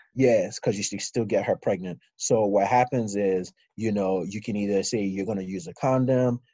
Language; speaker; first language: English; non-native, local second language; Yoruba